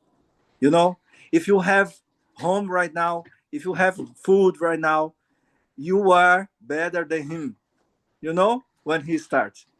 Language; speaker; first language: English; non-native, learner; Portuguese